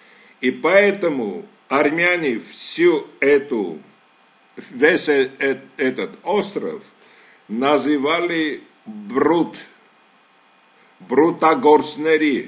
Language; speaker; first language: Russian; non-native, fluent; Armenian